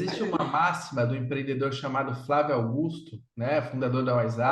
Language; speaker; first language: Portuguese; native; Portuguese